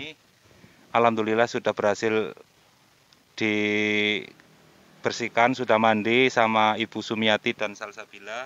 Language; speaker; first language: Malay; non-native, local second language; Javanese